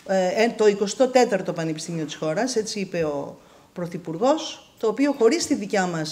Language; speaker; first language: Greek; native; Greek